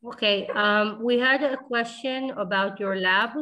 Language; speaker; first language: English; non-native, fluent; Hebrew